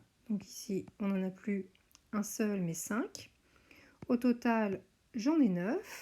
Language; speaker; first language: French; native; French